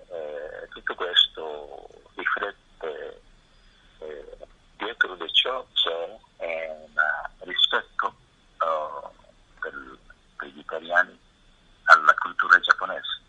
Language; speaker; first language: Italian; non-native, fluent; Japanese